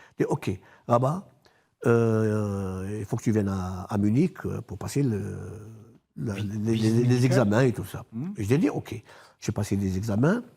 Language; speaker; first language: French; non-native, local second language; Arabic